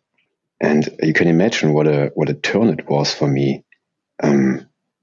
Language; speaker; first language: English; non-native, fluent; German